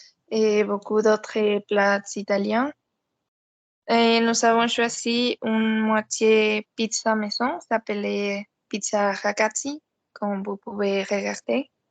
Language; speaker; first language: French; non-native, learner; Spanish